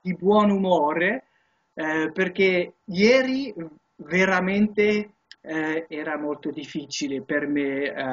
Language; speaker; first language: Italian; non-native, learner; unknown